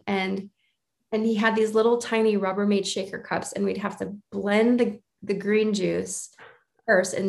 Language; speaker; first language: English; native; English